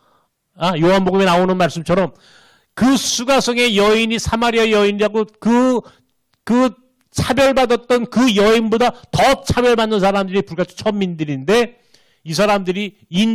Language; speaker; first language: Korean; native; Korean